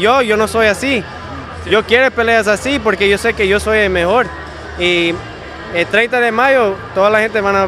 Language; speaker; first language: Spanish; early bilingual, heritage; Spanish